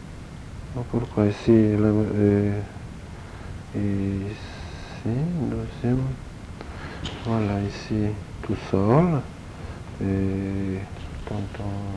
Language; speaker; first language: French; non-native, learner; Polish